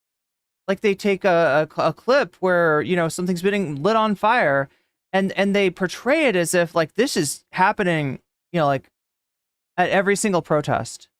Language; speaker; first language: English; native; English